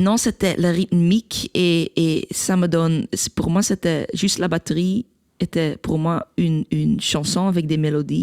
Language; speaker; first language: French; non-native, local second language; Dutch